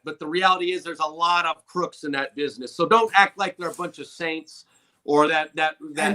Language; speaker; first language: English; native; English